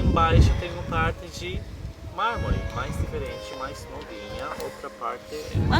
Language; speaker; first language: Portuguese; non-native, fluent; Turkish